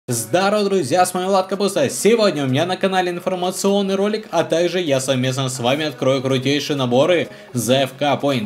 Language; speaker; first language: Russian; native; Russian